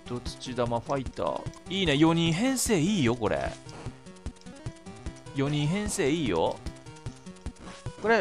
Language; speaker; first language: Japanese; native; Japanese